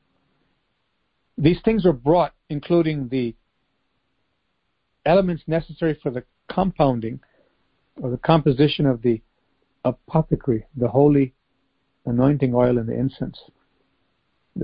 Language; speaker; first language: English; native; English